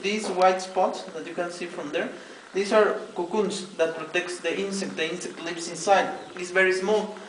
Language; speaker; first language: English; non-native, fluent; Spanish